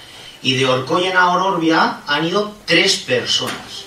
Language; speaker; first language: Spanish; native; Spanish